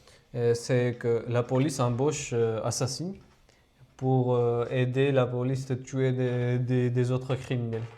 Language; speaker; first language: French; non-native, fluent; Georgian